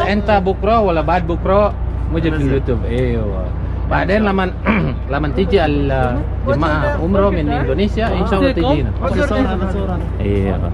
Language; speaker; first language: Arabic; non-native, learner; Indonesian